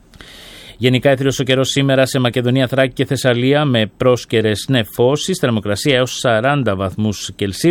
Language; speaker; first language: Greek; native; Greek